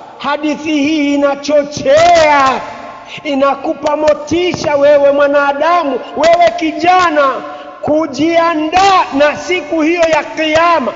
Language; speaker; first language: Swahili; native; Swahili